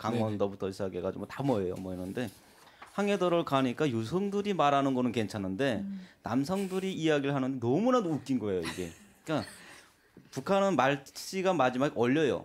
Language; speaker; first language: Korean; native; Korean